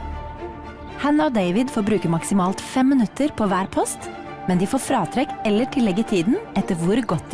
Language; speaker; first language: Norwegian; native; Norwegian